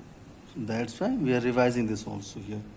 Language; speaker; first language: English; non-native, local second language; Hindi